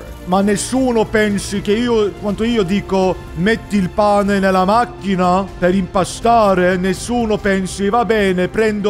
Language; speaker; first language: Italian; non-native, learner; English